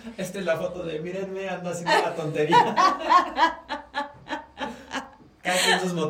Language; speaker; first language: Spanish; native; Spanish